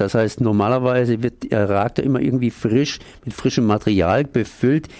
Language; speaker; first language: German; native; German